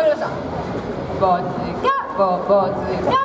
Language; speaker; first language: Japanese; native; Japanese